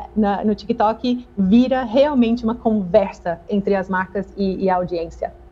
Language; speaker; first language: Portuguese; non-native, fluent; English